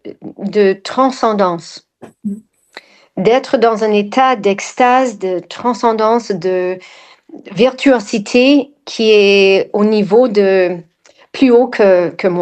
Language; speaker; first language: French; non-native, fluent; English